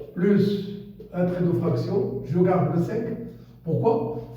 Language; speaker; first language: French; non-native, local second language; Arabic